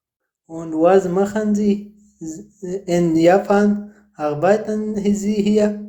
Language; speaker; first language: German; non-native, learner; Pashto